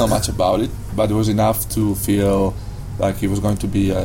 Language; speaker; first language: English; non-native, fluent; Italian